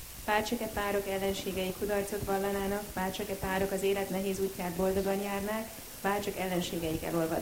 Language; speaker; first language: Hungarian; native; Hungarian